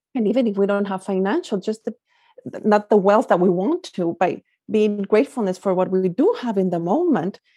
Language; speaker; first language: English; non-native, fluent; Spanish